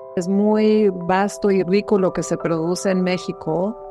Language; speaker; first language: Spanish; non-native, fluent; German